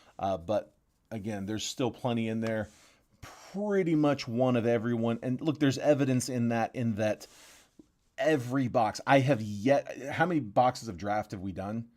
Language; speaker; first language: English; native; English